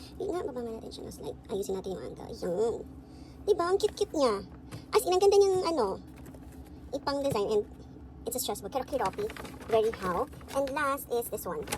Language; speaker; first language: Filipino; native; Filipino